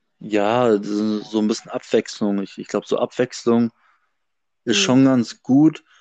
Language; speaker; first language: German; native; German